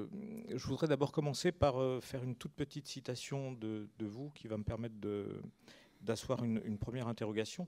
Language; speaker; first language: French; native; French